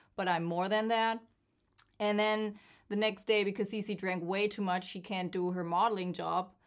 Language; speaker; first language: English; non-native, fluent; German